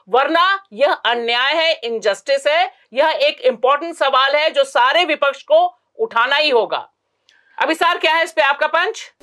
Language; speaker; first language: Hindi; native; Hindi